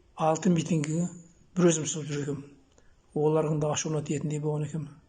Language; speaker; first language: Kazakh; native; Kazakh